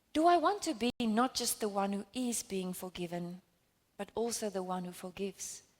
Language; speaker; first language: English; non-native, local second language; Afrikaans